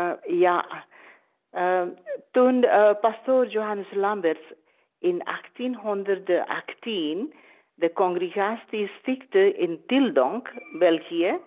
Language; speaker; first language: Dutch; non-native, learner; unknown